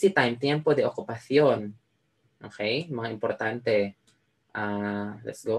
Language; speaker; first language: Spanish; non-native, learner; Filipino